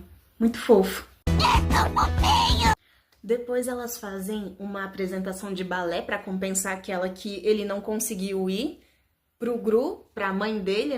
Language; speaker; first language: Portuguese; native; Portuguese